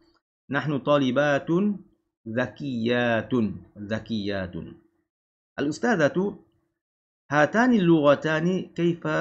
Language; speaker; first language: Arabic; non-native, fluent; Malay